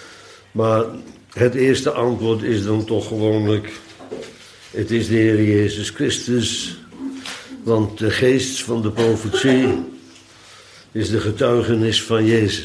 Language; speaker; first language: Dutch; native; Dutch